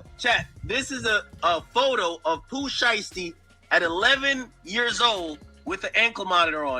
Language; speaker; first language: English; native; English